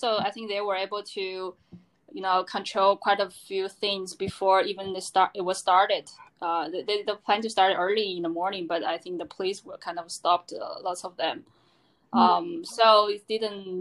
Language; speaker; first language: English; non-native, fluent; Chinese